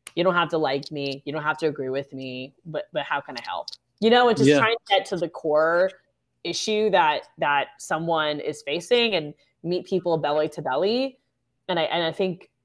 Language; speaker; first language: English; native; English